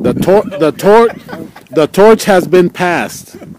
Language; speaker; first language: English; early bilingual, other home language; Spanish